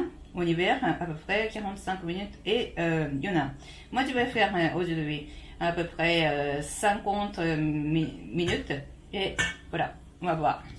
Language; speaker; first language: French; non-native, learner; Japanese